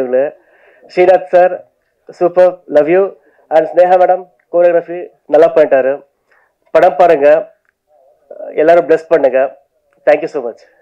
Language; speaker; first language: Tamil; non-native, learner; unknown